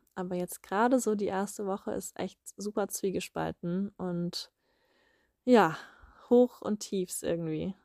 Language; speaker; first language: German; native; German